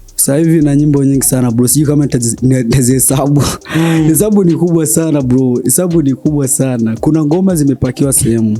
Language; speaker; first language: Swahili; non-native, local second language; Rundi